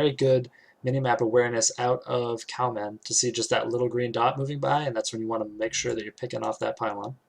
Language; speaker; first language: English; native; English